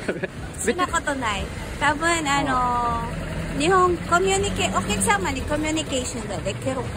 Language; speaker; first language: Japanese; non-native, learner; Filipino